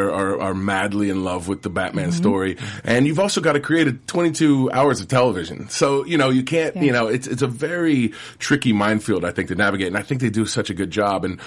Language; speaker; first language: English; native; English